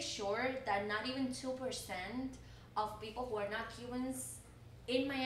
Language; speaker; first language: English; non-native, fluent; Spanish